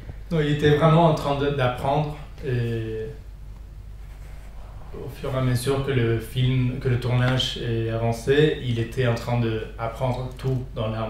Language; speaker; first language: French; non-native, fluent; Spanish